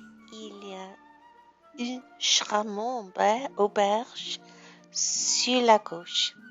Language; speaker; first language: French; non-native, learner; English